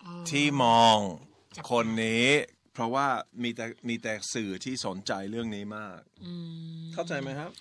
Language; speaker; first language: Thai; non-native, fluent; English